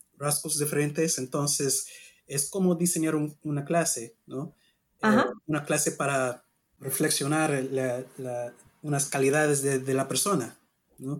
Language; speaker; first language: Spanish; non-native, learner; English